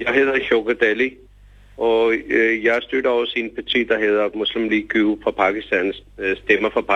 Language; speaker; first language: Danish; non-native, learner; Urdu